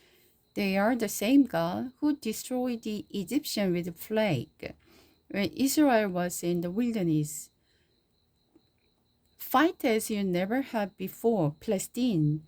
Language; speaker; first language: English; non-native, learner; Korean